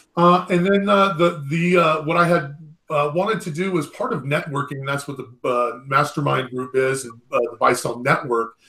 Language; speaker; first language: English; native; English